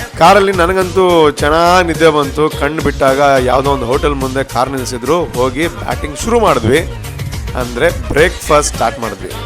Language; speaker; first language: Kannada; non-native, local second language; Tulu